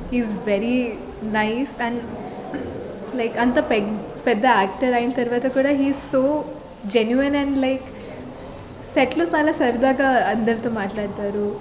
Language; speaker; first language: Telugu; non-native, learner; Tulu